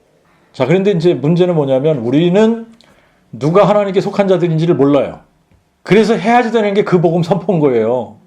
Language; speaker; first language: Korean; native; Korean